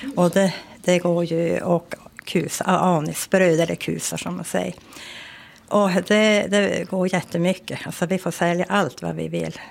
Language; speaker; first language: Swedish; native; Swedish